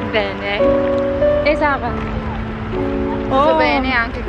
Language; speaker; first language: Italian; non-native, learner; Dutch